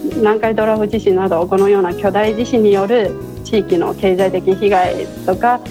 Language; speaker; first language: Japanese; non-native, fluent; Chinese